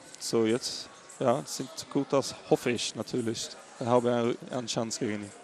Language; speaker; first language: German; non-native, fluent; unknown